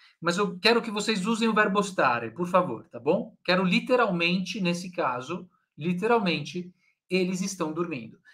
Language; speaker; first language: Portuguese; native; Portuguese